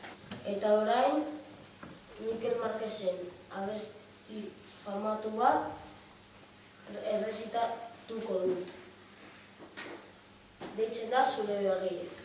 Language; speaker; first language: Basque; non-native, local second language; Spanish